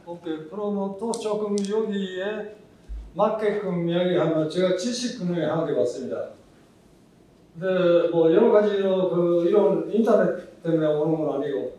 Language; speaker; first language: Korean; early bilingual, heritage; Japanese